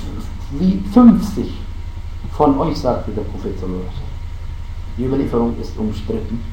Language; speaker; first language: German; non-native, fluent; Arabic